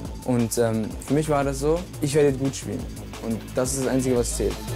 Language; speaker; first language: German; native; German